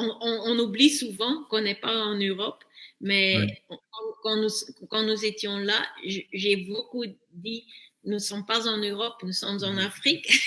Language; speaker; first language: French; non-native, fluent; Dutch